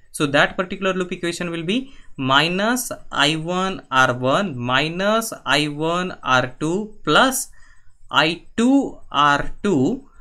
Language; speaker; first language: English; non-native, local second language; Marathi